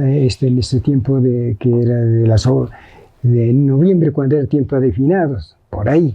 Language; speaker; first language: Spanish; native; Spanish